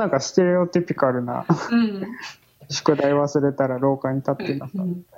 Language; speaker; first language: Japanese; native; Japanese